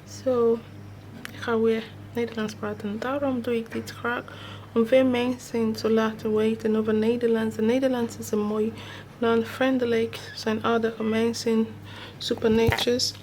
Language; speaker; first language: Dutch; non-native, learner; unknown